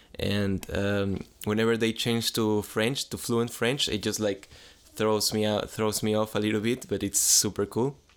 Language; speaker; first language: English; non-native, fluent; Spanish